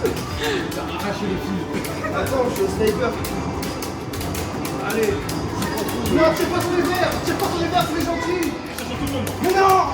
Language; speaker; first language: French; native; French